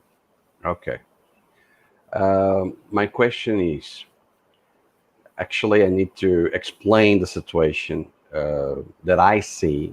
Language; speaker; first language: English; non-native, fluent; Portuguese